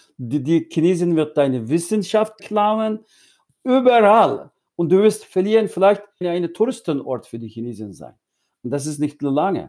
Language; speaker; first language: German; non-native, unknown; Uyghur